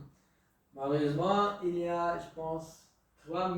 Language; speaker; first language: French; non-native, local second language; Dutch